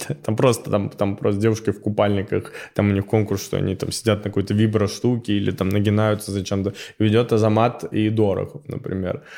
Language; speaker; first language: Russian; native; Russian